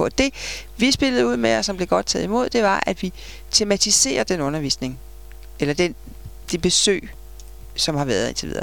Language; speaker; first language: Danish; native; Danish